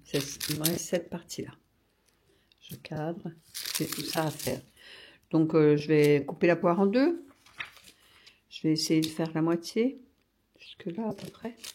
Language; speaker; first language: French; native; French